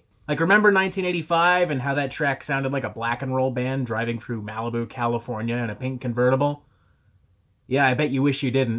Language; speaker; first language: English; native; English